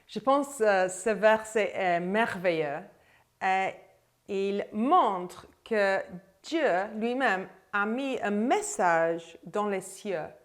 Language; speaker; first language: French; non-native, fluent; English